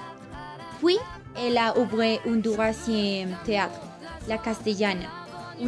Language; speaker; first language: French; non-native, learner; Spanish